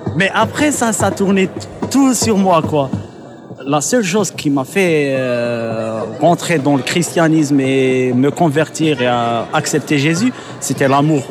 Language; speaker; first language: French; non-native, local second language; Arabic